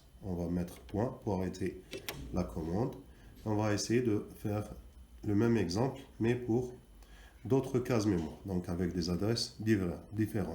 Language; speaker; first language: French; non-native, local second language; Arabic